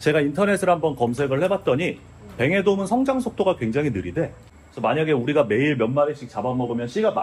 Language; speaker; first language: Korean; native; Korean